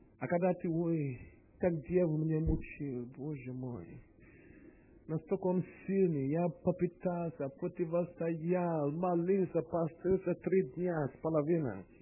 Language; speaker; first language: Russian; non-native, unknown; English